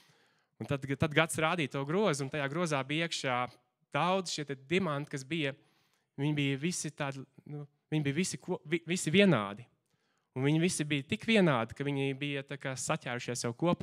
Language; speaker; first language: Latvian; native; Latvian